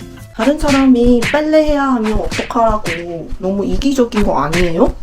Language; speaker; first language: Korean; non-native, fluent; Chinese